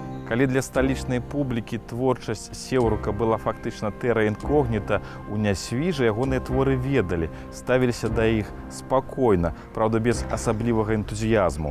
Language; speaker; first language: Belarusian; native; Belarusian